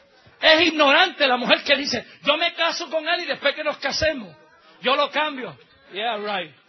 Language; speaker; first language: Spanish; native; Spanish